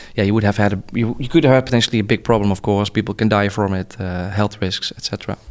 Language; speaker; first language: English; non-native, fluent; Dutch